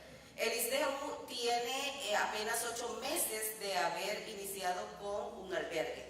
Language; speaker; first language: Spanish; native; Spanish